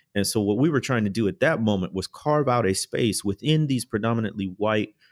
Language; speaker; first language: English; native; English